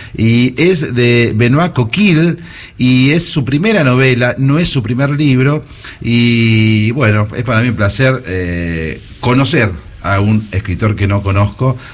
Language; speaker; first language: Spanish; native; Spanish